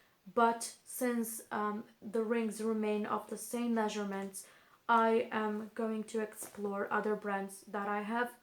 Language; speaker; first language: English; non-native, fluent; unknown